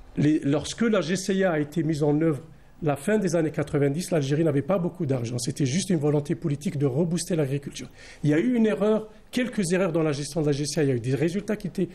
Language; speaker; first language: French; non-native, local second language; Arabic